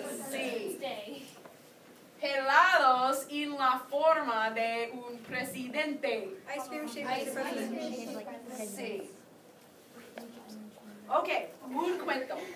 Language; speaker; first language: Spanish; non-native, fluent; English